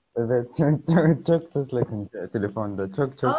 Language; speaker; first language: Turkish; non-native, learner; Arabic